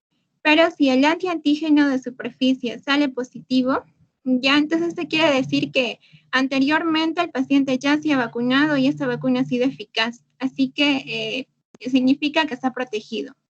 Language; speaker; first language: Spanish; native; Spanish